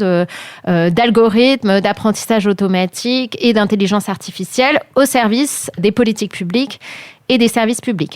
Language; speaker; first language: French; native; French